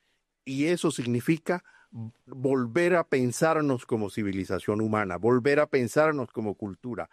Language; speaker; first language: Spanish; native; Spanish